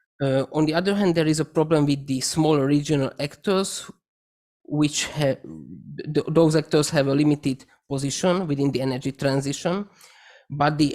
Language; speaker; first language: English; non-native, fluent; Slovak